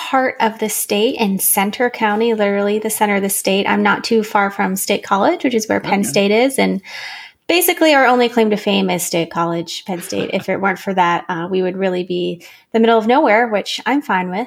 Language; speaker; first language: English; native; English